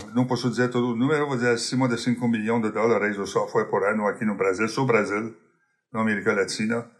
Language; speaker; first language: Portuguese; non-native, fluent; English